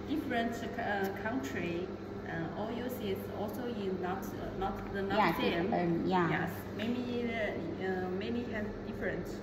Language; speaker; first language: English; non-native, learner; Chinese